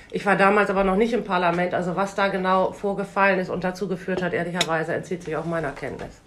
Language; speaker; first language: German; native; German